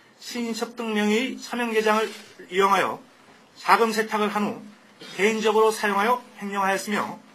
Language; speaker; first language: Korean; native; Korean